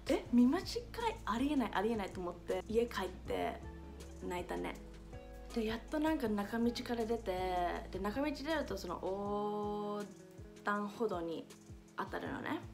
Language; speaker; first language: Japanese; non-native, fluent; English